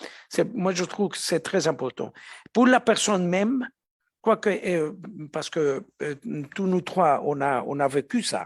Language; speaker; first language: French; non-native, fluent; Spanish